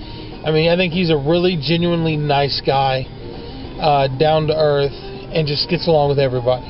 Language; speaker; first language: English; native; English